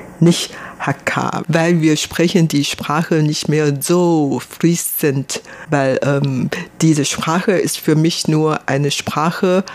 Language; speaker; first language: German; non-native, fluent; Hakka Chinese